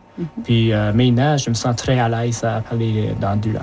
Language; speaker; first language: French; early bilingual, other home language; Japanese